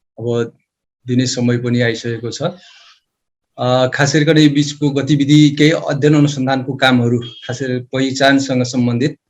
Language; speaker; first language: Nepali; non-native, local second language; Dangaura Tharu